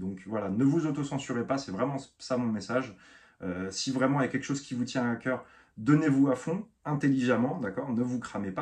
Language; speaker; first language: French; native; French